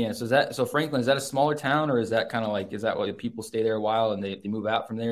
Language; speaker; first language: English; native; English